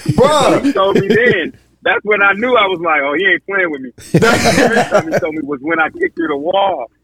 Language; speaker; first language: English; native; English